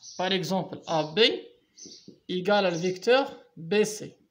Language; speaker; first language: French; non-native, local second language; Arabic